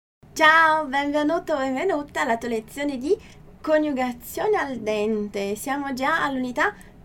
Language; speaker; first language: Italian; non-native, fluent; Portuguese